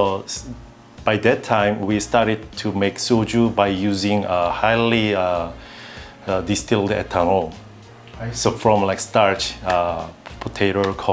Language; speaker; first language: English; non-native, learner; Korean